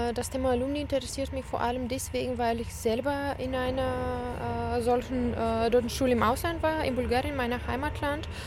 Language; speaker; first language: German; non-native, fluent; Bulgarian